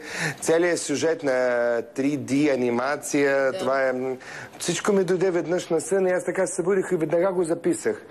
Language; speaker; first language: Bulgarian; early bilingual, heritage; Russian